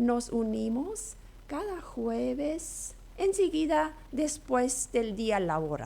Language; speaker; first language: Spanish; non-native, local second language; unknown